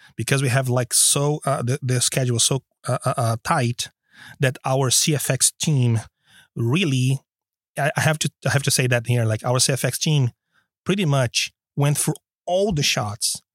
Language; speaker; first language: English; non-native, fluent; Portuguese